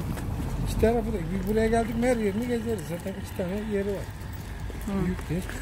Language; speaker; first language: Turkish; native; Turkish